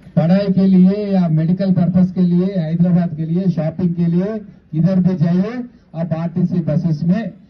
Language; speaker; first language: Hindi; non-native, local second language; Telugu